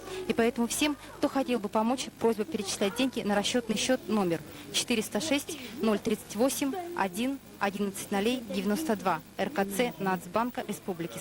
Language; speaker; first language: Russian; native; Russian